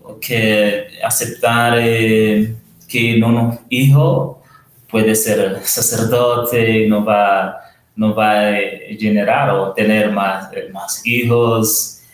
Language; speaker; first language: Spanish; non-native, learner; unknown